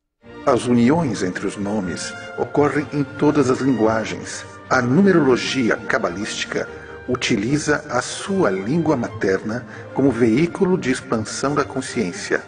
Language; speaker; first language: Portuguese; native; Portuguese